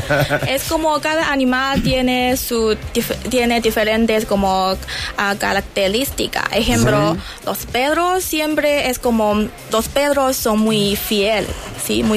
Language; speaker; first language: Spanish; non-native, learner; Chinese